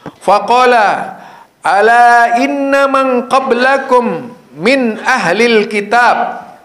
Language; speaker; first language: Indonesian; non-native, local second language; Madurese